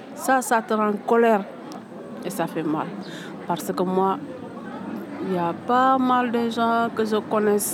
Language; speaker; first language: French; non-native, local second language; Fula